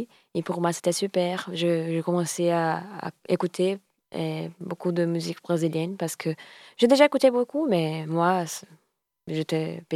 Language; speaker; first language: French; non-native, learner; Portuguese